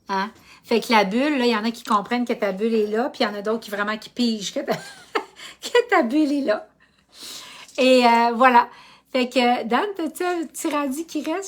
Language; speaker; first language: French; native; French